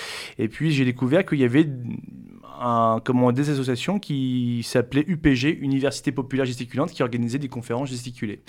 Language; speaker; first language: French; native; French